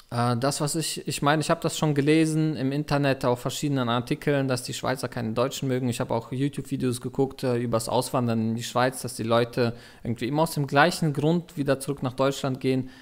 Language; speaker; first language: German; non-native, fluent; Russian